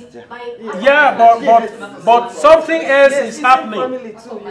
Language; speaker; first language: English; non-native, local second language; Yoruba